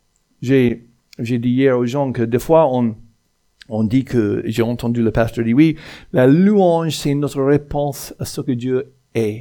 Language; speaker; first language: French; non-native, fluent; English